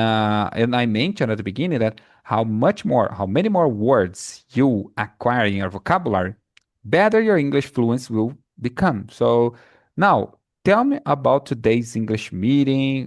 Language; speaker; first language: English; non-native, fluent; Portuguese